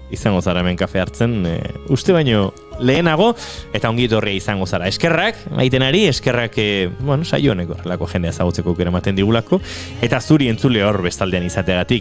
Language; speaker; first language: Basque; native; Basque